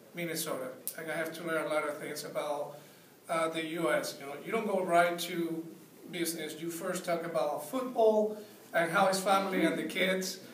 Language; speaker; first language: English; non-native, fluent; Spanish